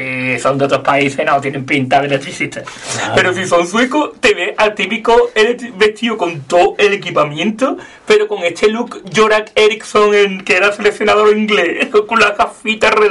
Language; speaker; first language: Spanish; native; Spanish